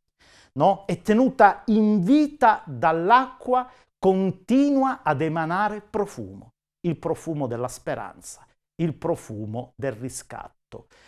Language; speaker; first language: Italian; native; Italian